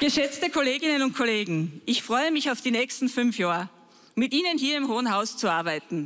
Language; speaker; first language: German; native; German